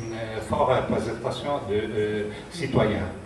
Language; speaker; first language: French; non-native, fluent; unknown